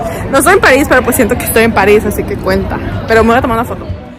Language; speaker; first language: Spanish; early bilingual, heritage; Spanish